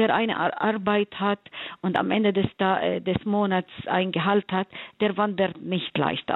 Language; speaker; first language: German; non-native, fluent; Arabic